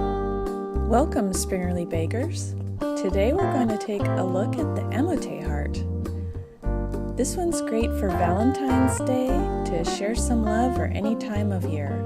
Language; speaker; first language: English; native; English